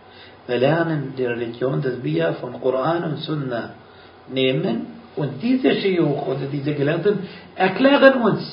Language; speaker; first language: German; non-native, fluent; Arabic